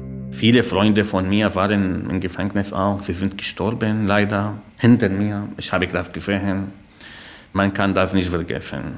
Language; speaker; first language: German; non-native, learner; Arabic